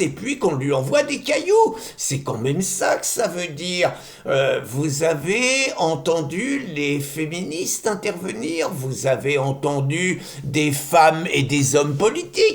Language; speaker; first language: French; native; French